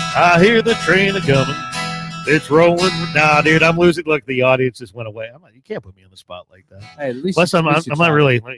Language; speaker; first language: English; native; English